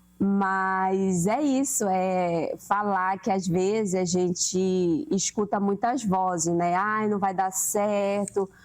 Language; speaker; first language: Portuguese; native; Portuguese